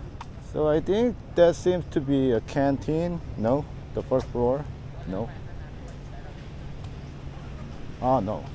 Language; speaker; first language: English; non-native, learner; Korean